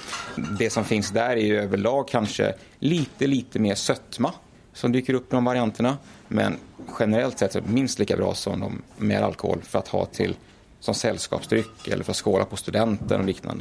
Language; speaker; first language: Swedish; native; Swedish